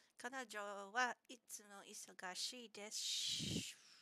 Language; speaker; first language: Japanese; non-native, learner; English